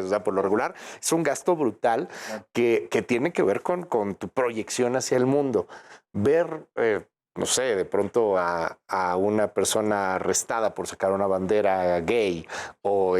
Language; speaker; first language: Spanish; native; Spanish